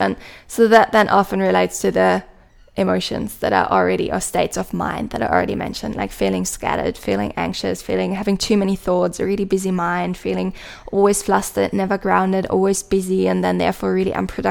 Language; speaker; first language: English; non-native, fluent; German